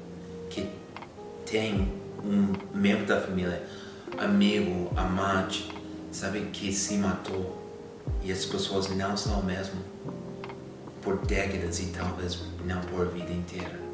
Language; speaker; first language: Portuguese; non-native, fluent; English